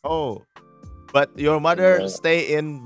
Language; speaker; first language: English; non-native, fluent; Indonesian